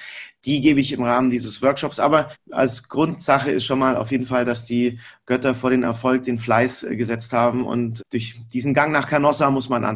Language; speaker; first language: German; native; German